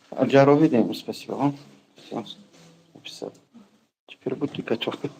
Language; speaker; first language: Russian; non-native, learner; Tajik